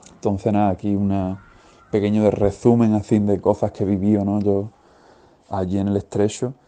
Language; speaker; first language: Spanish; native; Spanish